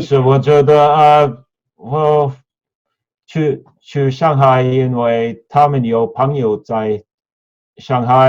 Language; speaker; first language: Chinese; non-native, learner; Norwegian